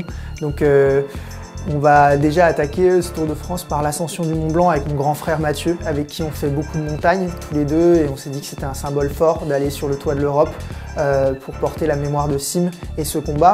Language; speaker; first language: French; native; French